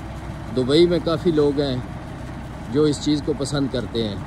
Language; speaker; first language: Urdu; non-native, local second language; Punjabi